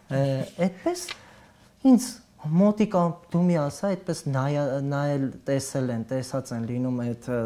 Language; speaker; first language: Armenian; native; Armenian